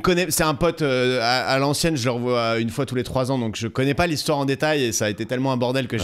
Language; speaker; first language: French; native; French